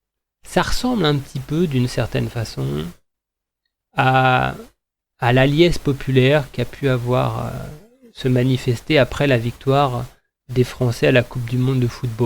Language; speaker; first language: French; native; French